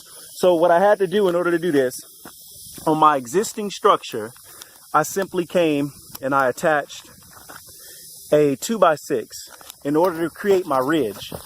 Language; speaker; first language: English; native; English